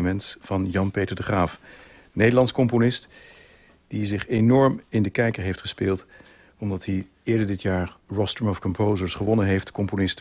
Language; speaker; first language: Dutch; native; Dutch